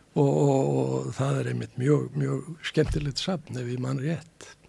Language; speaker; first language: Icelandic; native; Icelandic